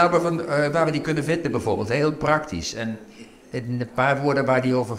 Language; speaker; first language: Dutch; native; Dutch